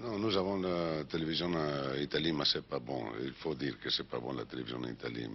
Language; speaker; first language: French; non-native, learner; Spanish